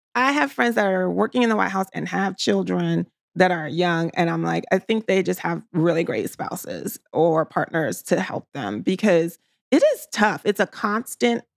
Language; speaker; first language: English; native; English